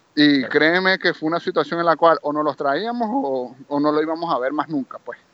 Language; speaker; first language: Spanish; native; Spanish